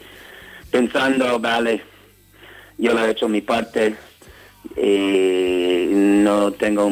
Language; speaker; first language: Spanish; non-native, fluent; English